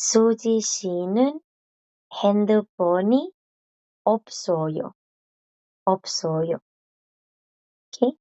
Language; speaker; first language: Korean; non-native, fluent; Spanish